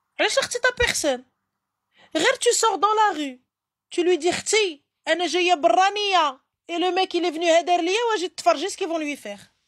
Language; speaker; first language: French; early bilingual, other home language; Arabic